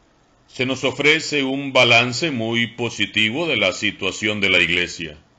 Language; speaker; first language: Spanish; native; Spanish